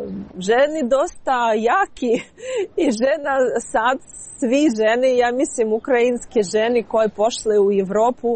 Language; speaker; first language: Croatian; non-native, fluent; Ukrainian